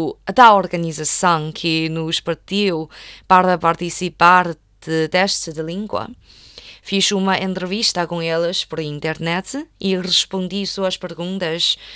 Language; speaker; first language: Portuguese; non-native, fluent; Chinese